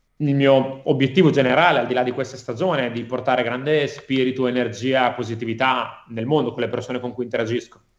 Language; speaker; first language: Italian; native; Italian